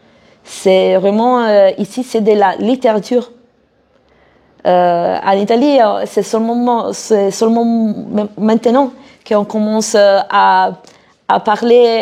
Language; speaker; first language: French; non-native, fluent; Italian